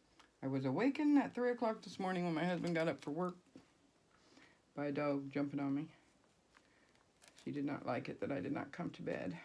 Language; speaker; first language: English; native; English